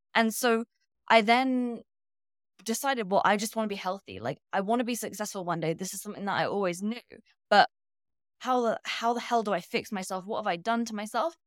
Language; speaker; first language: English; native; English